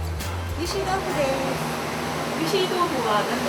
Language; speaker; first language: Japanese; non-native, learner; Korean